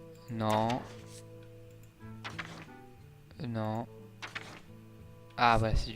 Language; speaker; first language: French; native; French